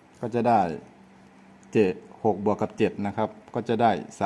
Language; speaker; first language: Thai; native; Thai